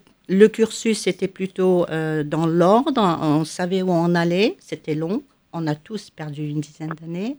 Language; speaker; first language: French; non-native, local second language; Arabic